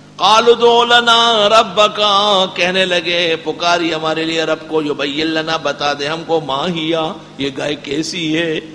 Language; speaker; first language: Urdu; non-native, local second language; Pashto